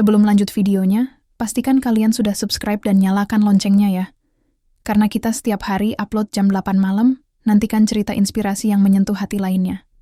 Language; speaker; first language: Indonesian; native; Indonesian